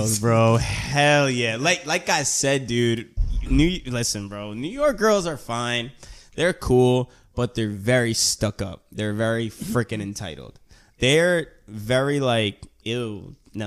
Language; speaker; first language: English; early bilingual, other home language; Spanish